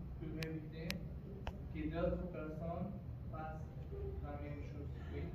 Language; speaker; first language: French; non-native, fluent; Spanish